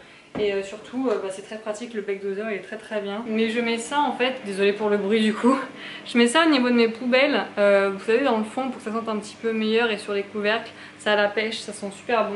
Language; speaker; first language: French; native; French